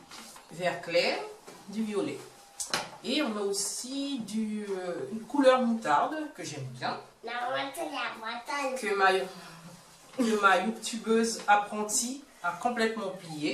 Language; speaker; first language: French; native; French